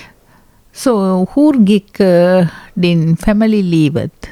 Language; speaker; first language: Swedish; non-native, learner; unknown